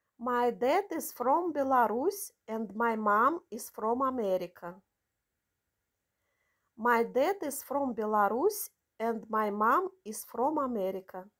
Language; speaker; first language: English; non-native, fluent; Russian